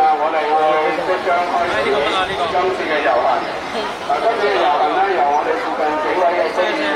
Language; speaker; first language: Chinese; native; Chinese